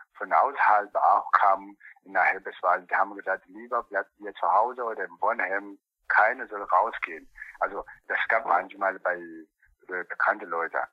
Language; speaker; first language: German; non-native, learner; Portuguese